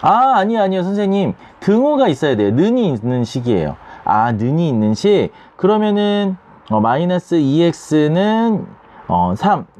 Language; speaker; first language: Korean; native; Korean